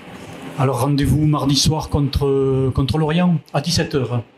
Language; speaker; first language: French; native; French